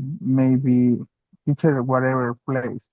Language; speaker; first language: English; non-native, learner; Spanish